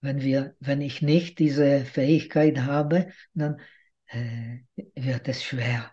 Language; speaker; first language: German; non-native, fluent; Czech